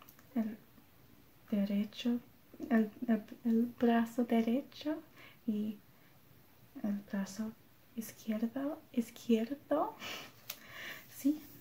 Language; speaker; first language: Spanish; non-native, learner; English